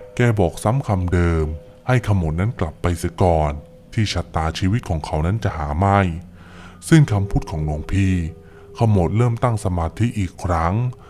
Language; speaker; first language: Thai; native; Thai